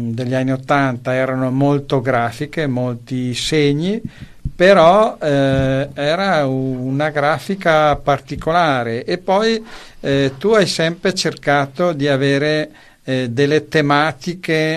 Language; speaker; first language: Italian; native; Italian